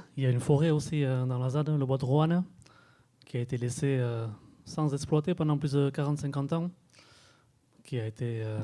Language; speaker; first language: French; native; French